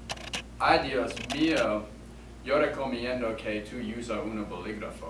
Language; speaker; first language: Spanish; non-native, learner; English